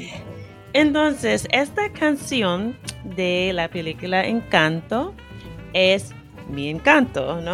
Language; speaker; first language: Spanish; non-native, fluent; English